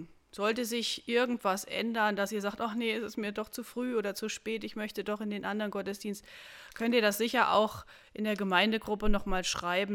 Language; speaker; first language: German; native; German